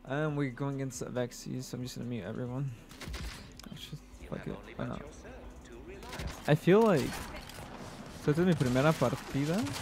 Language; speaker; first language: English; early bilingual, other home language; Spanish